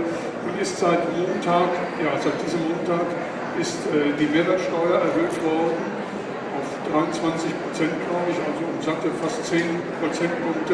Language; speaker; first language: German; native; German